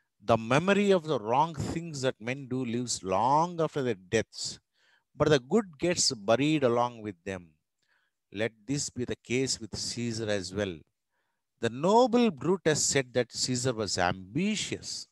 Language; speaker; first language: English; non-native, local second language; Telugu